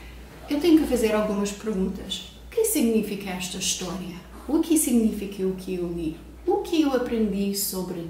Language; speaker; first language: Portuguese; non-native, fluent; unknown